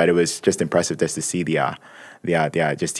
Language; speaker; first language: English; non-native, local second language; Akan